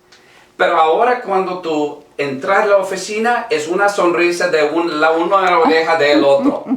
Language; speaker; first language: Spanish; non-native, learner; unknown